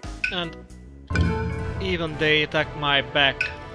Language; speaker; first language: English; non-native, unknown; Hungarian